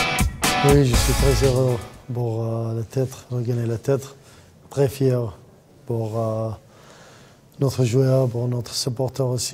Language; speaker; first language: French; non-native, learner; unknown